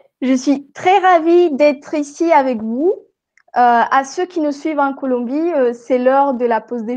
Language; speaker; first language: French; non-native, fluent; Spanish